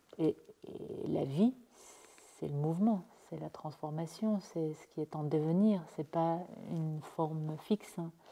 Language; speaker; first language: French; native; French